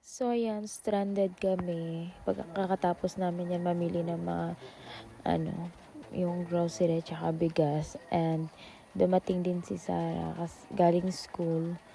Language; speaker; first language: Filipino; non-native, local second language; Cebuano